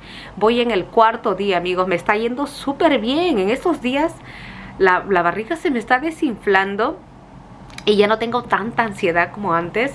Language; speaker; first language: Spanish; native; Spanish